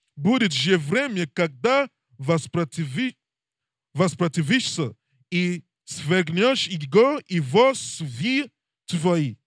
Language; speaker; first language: Russian; non-native, learner; English